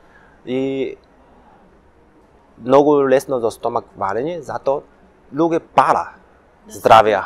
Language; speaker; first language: Macedonian; non-native, learner; Chinese